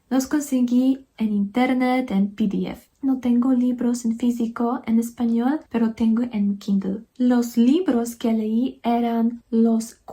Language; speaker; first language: Spanish; non-native, fluent; Polish